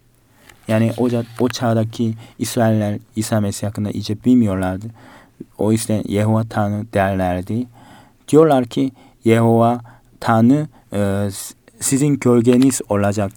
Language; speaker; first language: Turkish; non-native, fluent; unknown